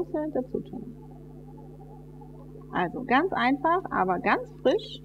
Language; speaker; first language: German; native; German